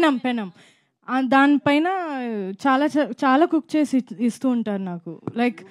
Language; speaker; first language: Telugu; non-native, fluent; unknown